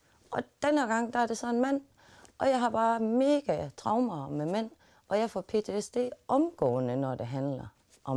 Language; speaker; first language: Danish; native; Danish